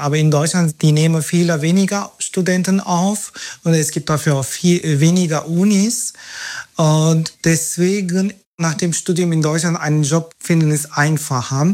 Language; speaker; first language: German; non-native, fluent; Turkish